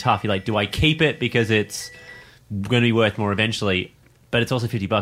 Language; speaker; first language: English; native; English